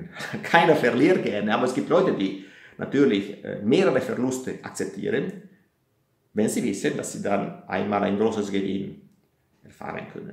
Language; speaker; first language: German; non-native, fluent; Italian